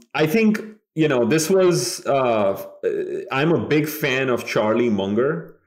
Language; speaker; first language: English; non-native, local second language; Bangla